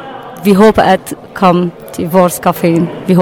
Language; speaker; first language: Danish; non-native, learner; Arabic